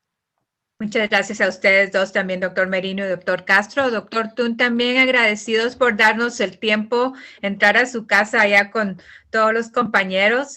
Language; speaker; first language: Spanish; native; Spanish